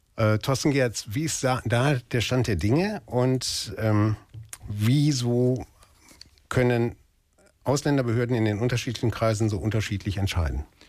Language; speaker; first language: German; native; German